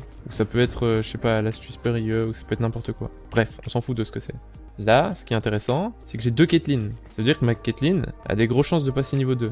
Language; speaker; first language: French; native; French